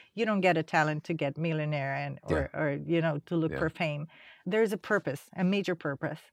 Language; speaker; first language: English; non-native, fluent; Spanish